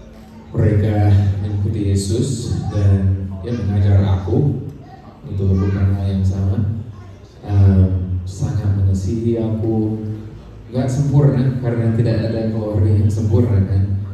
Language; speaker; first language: Indonesian; non-native, fluent; English